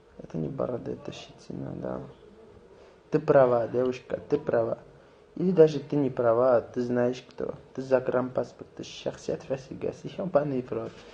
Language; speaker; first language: Russian; non-native, local second language; Azerbaijani